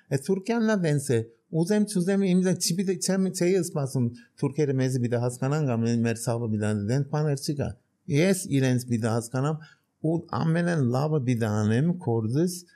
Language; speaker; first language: Armenian; early bilingual, heritage; Armenian